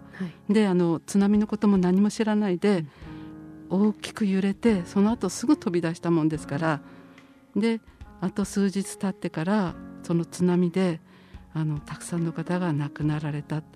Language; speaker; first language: Japanese; native; Japanese